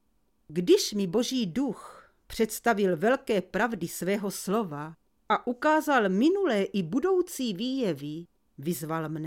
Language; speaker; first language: Czech; native; Czech